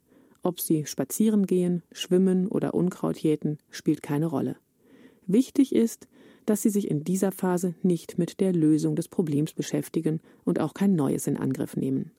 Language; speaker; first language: German; native; German